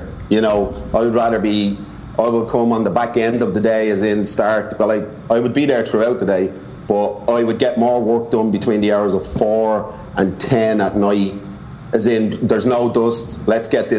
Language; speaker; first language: English; native; English